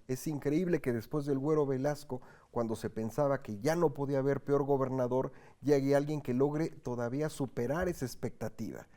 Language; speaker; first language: Spanish; native; Spanish